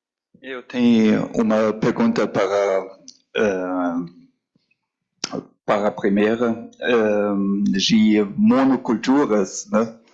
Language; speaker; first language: Portuguese; non-native, fluent; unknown